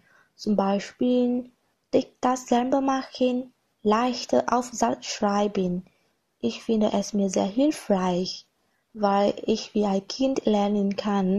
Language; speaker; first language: German; non-native, learner; Vietnamese